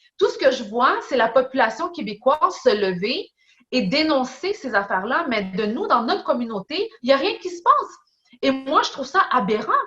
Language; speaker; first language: French; early bilingual, other home language; Portuguese